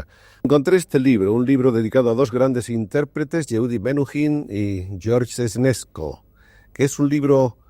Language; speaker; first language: Spanish; native; Spanish